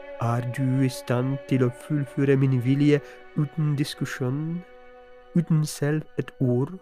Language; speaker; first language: Norwegian; non-native, fluent; Polish